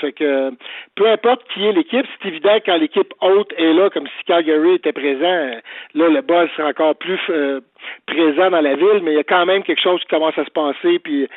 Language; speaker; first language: French; native; French